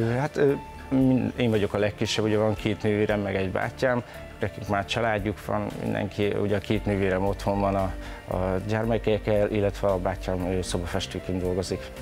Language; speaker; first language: Hungarian; native; Hungarian